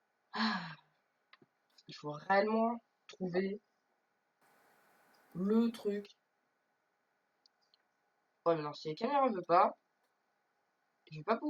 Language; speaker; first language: French; native; French